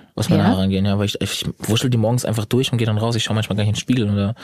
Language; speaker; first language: German; native; German